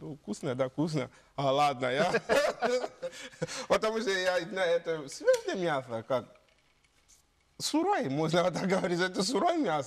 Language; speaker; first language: Russian; non-native, learner; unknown